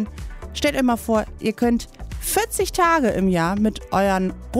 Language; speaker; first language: German; native; German